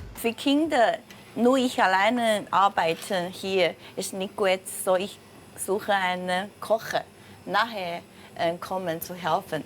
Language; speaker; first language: German; non-native, learner; Chinese